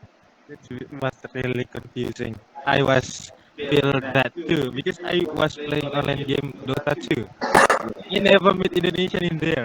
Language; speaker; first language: English; non-native, learner; Indonesian